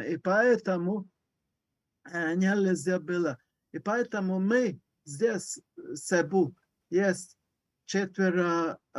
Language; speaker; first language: Russian; non-native, learner; Hungarian